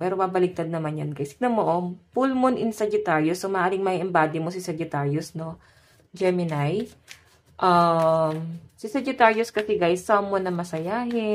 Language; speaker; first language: Filipino; native; Filipino